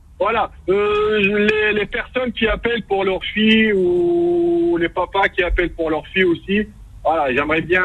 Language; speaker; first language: French; non-native, local second language; Kabyle